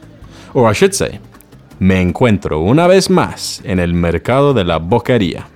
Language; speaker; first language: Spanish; non-native, learner; English